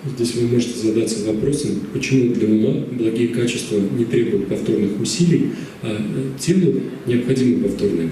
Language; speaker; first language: Russian; native; Russian